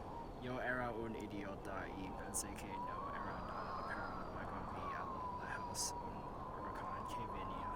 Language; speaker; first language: Spanish; non-native, learner; English